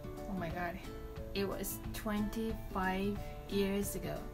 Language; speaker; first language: English; non-native, fluent; Japanese